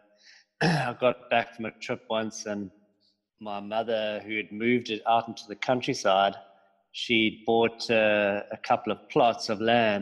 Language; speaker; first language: English; native; English